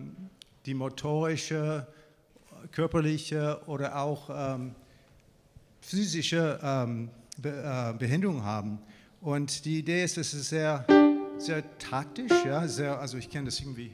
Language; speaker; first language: German; non-native, fluent; English